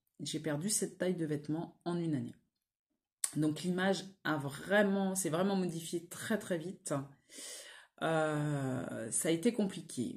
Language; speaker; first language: French; native; French